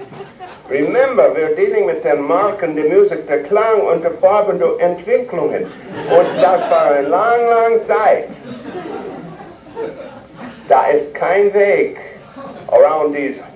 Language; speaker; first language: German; non-native, learner; English